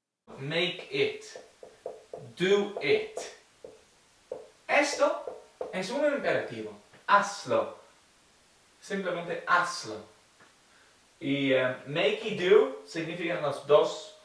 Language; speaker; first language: Spanish; non-native, learner; English